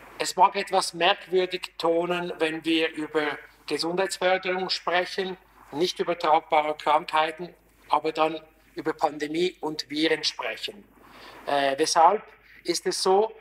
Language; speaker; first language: German; non-native, local second language; Italian